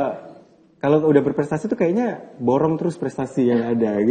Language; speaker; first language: Indonesian; native; Indonesian